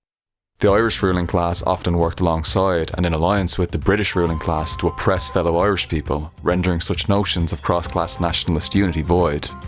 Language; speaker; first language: English; native; English